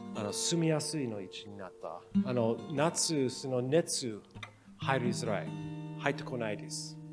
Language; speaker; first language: Japanese; non-native, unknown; English